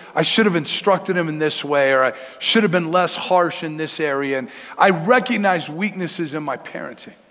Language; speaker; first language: English; native; English